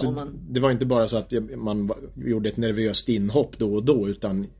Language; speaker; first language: Swedish; native; Swedish